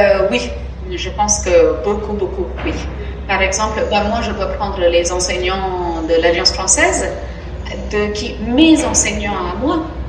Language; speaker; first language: French; non-native, fluent; Tamil